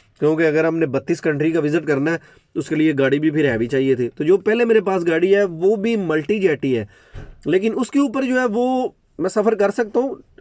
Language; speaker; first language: Urdu; non-native, local second language; Punjabi